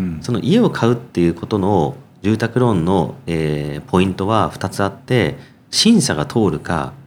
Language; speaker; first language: Japanese; native; Japanese